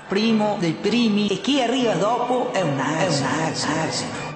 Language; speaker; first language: Italian; native; Italian